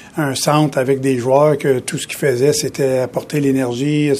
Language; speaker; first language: French; native; French